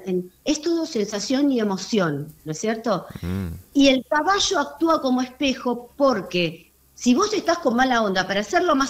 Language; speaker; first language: Spanish; native; Spanish